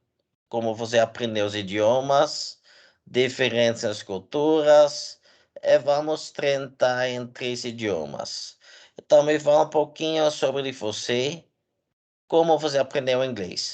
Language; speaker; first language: Portuguese; non-native, learner; English